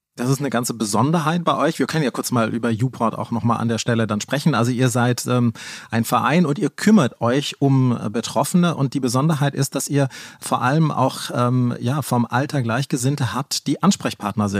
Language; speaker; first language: German; native; German